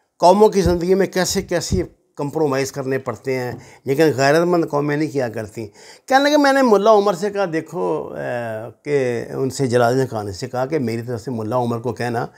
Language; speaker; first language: Urdu; native; Urdu